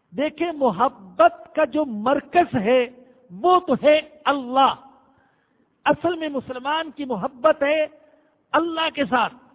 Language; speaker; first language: Urdu; non-native, local second language; Punjabi